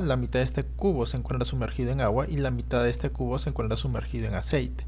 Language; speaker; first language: Spanish; native; Spanish